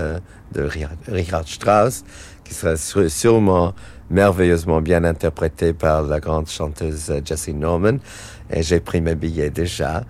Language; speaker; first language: French; non-native, fluent; English